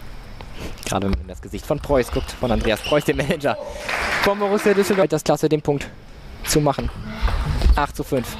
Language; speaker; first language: German; native; German